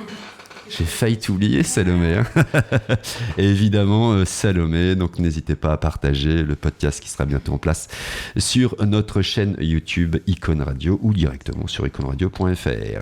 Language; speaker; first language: French; native; French